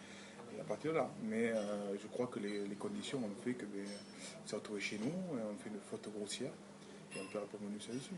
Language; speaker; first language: French; native; French